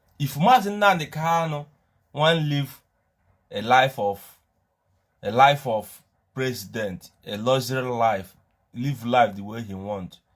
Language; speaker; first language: Nigerian Pidgin; non-native, local second language; Igbo